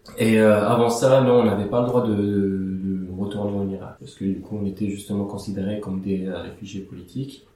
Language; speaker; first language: French; early bilingual, other home language; Assyrian Neo-Aramaic